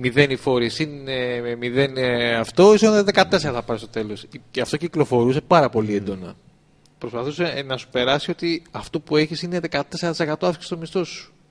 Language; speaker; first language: Greek; native; Greek